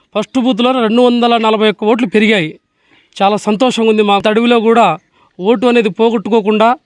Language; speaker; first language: Telugu; non-native, local second language; Lambadi